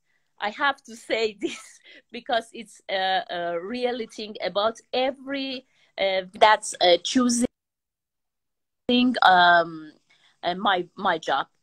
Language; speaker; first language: English; non-native, learner; Persian